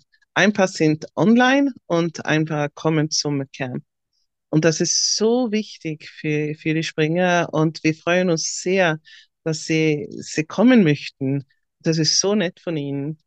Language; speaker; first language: German; non-native, fluent; Swedish